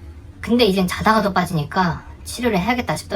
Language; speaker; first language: Korean; native; Korean